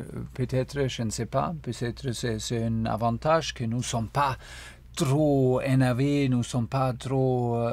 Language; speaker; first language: French; non-native, fluent; German